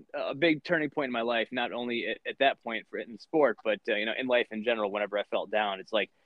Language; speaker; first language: English; native; English